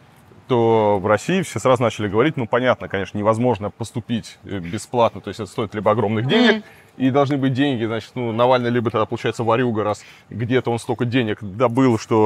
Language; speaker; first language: Russian; native; Russian